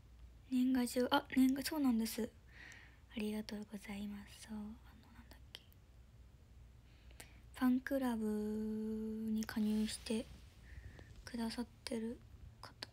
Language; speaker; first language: Japanese; native; Japanese